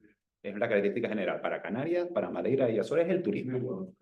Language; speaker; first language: Spanish; native; Spanish